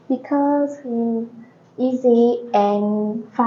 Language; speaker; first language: English; non-native, learner; Vietnamese